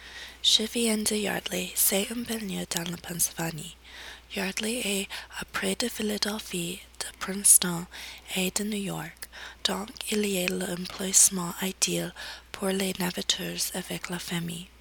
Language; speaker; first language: French; non-native, learner; English